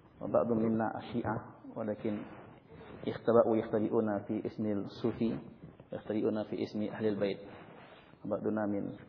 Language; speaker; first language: Arabic; non-native, learner; Indonesian